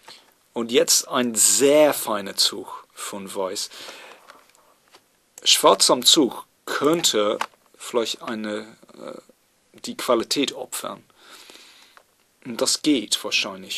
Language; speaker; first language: German; non-native, fluent; English